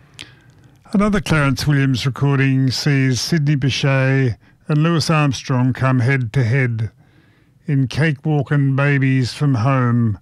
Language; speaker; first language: English; native; English